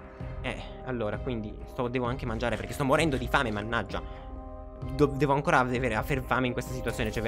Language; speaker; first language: Italian; native; Italian